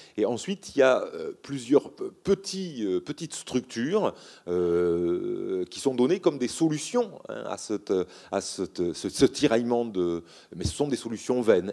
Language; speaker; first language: French; native; French